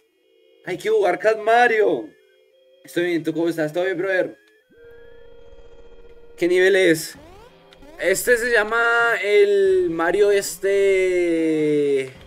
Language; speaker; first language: Spanish; native; Spanish